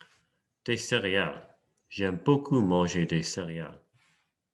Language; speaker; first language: French; non-native, fluent; English